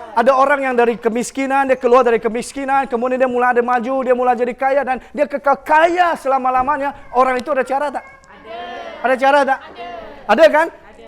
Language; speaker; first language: Malay; non-native, local second language; Chinese